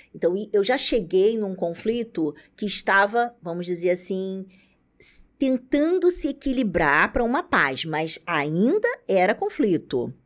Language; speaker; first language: Portuguese; native; Portuguese